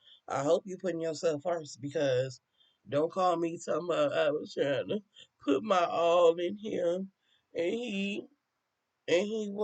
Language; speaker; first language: English; native; English